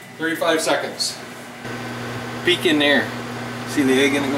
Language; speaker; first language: English; native; English